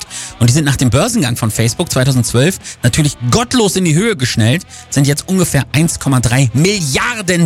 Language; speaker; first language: German; native; German